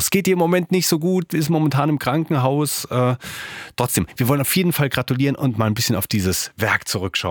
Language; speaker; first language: German; native; German